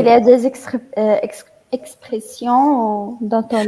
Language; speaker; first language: French; non-native, fluent; Arabic